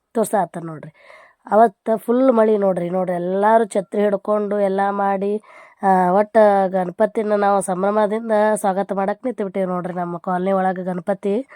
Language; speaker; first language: Kannada; native; Kannada